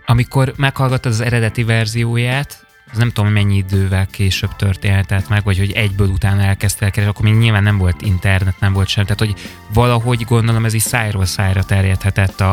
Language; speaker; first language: Hungarian; native; Hungarian